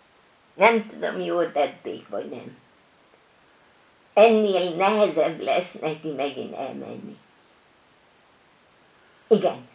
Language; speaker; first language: Hungarian; non-native, local second language; German